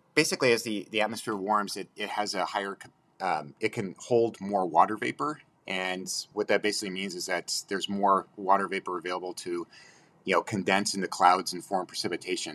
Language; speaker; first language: English; native; English